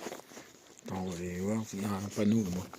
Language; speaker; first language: French; native; French